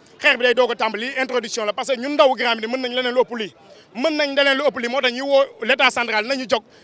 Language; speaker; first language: Wolof; native; Wolof